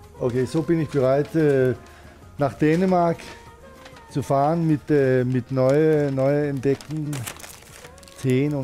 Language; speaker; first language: German; non-native, learner; Danish